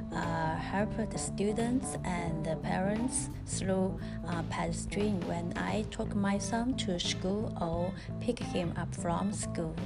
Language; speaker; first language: English; non-native, learner; Chinese